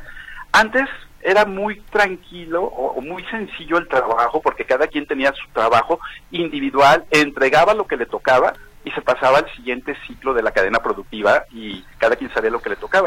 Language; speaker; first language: Spanish; native; Spanish